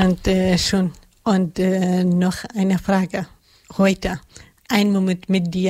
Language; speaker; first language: German; non-native, learner; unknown